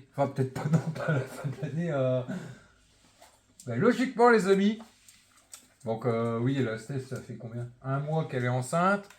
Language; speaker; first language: French; native; French